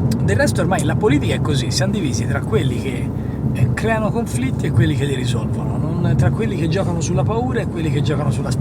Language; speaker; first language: Italian; native; Italian